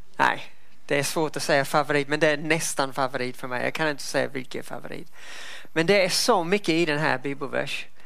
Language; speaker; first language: Swedish; non-native, fluent; English